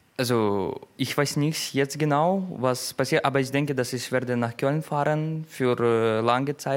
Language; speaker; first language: German; non-native, learner; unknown